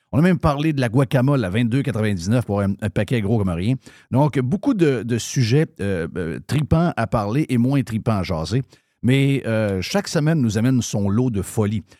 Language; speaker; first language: French; native; French